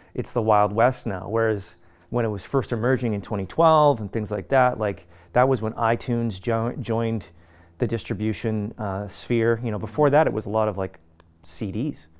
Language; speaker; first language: English; native; English